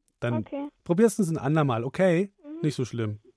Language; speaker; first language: German; native; German